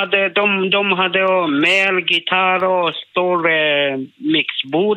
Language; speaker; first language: Swedish; non-native, learner; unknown